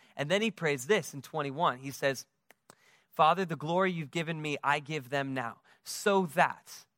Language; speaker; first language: English; native; English